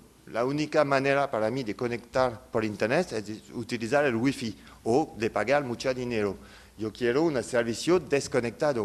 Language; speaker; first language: Spanish; non-native, fluent; French